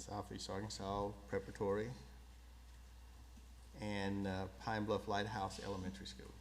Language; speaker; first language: English; native; English